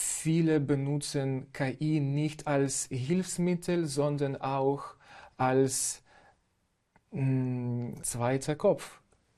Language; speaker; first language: German; non-native, fluent; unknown